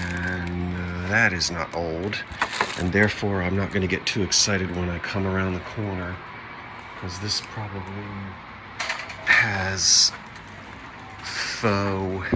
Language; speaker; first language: English; native; English